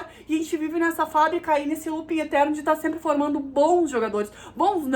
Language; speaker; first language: Portuguese; native; Portuguese